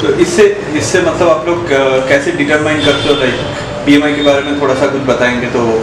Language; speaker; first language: Hindi; native; Hindi